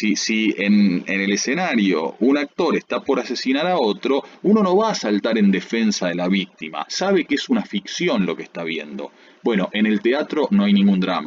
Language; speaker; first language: Spanish; native; Spanish